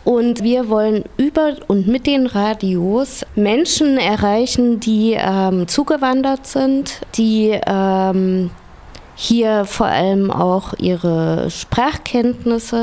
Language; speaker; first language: German; native; German